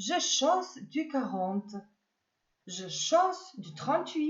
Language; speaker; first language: French; non-native, fluent; Macedonian